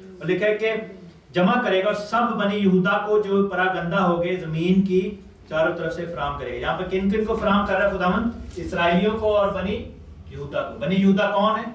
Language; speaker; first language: Urdu; non-native, local second language; Pashto